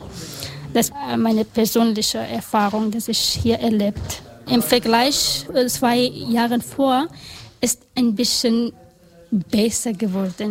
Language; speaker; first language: German; non-native, learner; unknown